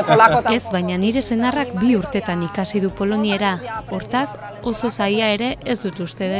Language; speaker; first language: Basque; non-native, fluent; Polish